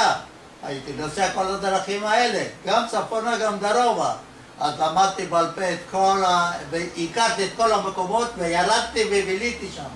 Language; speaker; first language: Hebrew; non-native, fluent; Ladino